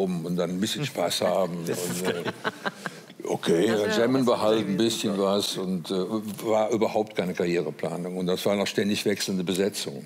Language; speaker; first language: German; native; German